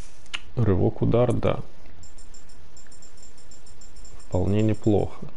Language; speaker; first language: Russian; native; Russian